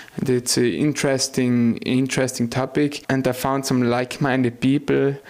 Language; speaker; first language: English; non-native, fluent; German